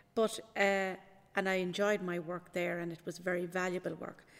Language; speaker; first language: English; native; English